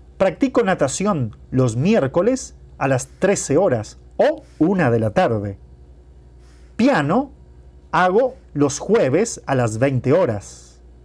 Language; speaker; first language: Spanish; non-native, fluent; Portuguese